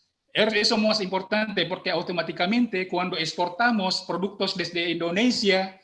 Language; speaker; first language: Spanish; non-native, learner; Indonesian